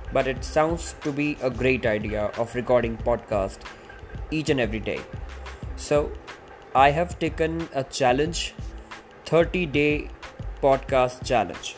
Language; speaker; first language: English; non-native, local second language; Hindi